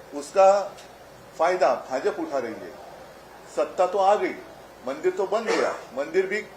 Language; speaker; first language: Hindi; non-native, local second language; Marathi